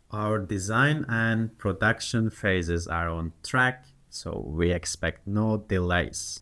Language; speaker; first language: English; non-native, fluent; Turkish